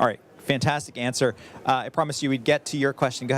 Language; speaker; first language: English; native; English